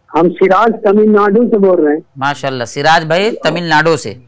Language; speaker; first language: Hindi; native; Hindi